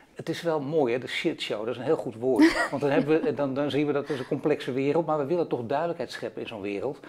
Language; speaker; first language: Dutch; native; Dutch